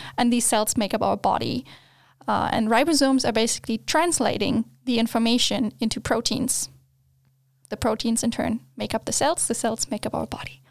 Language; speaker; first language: English; non-native, fluent; German